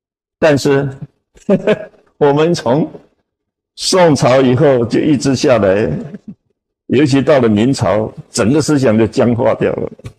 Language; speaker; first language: Chinese; native; Chinese